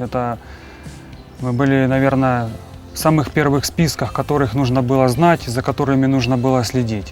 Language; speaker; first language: Russian; native; Russian